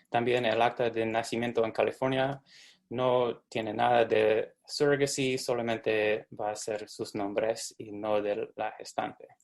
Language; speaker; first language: Spanish; non-native, fluent; English